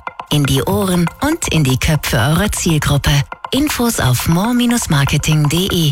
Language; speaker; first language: German; native; German